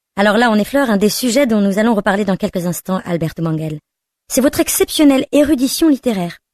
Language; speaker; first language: French; native; French